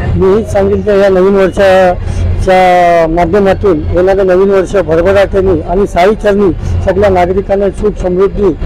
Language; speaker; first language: Marathi; native; Marathi